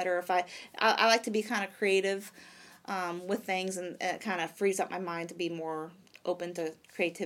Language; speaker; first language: English; native; English